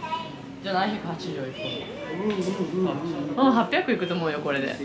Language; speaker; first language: Japanese; early bilingual, heritage; Japanese